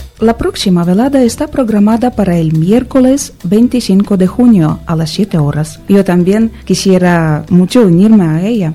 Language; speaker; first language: Spanish; non-native, fluent; Ukrainian